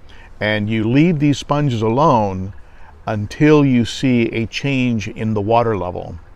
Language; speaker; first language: English; native; English